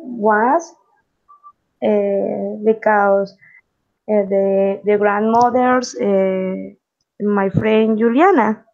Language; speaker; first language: English; non-native, learner; Spanish